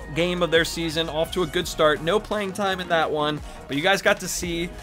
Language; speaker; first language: English; native; English